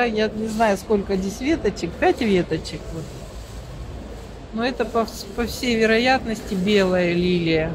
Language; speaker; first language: Russian; native; Russian